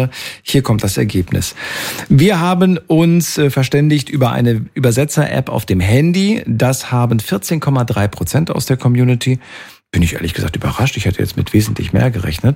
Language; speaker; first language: German; native; German